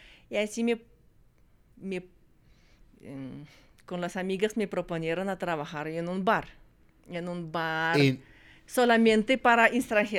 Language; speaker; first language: Spanish; non-native, fluent; Russian